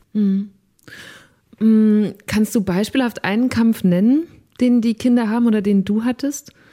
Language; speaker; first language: German; native; German